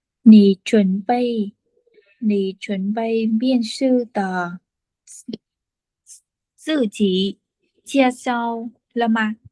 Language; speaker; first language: Chinese; non-native, learner; Vietnamese